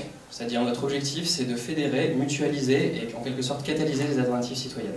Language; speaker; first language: French; native; French